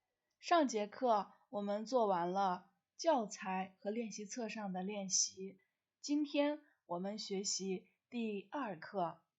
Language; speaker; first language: Chinese; non-native, fluent; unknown